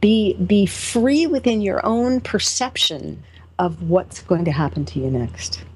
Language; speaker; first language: English; native; English